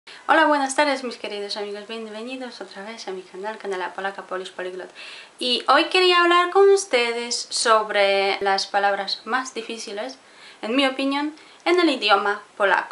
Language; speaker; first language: Spanish; non-native, fluent; Polish